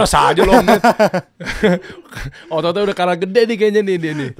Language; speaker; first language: Indonesian; native; Indonesian